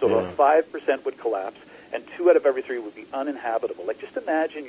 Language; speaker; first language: English; native; English